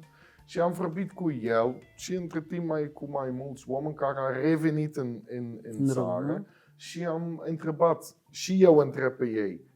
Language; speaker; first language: Romanian; non-native, fluent; Dutch